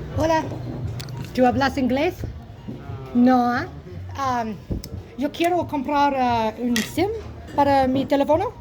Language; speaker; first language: Spanish; non-native, learner; English